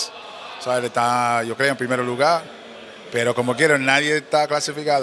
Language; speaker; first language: Spanish; non-native, learner; English